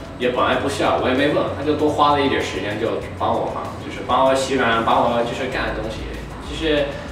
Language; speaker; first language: Chinese; non-native, learner; English